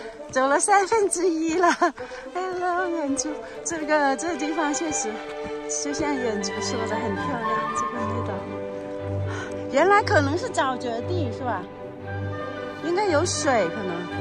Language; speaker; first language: Chinese; native; Chinese